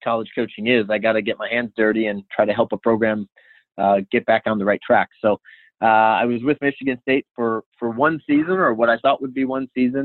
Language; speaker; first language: English; native; English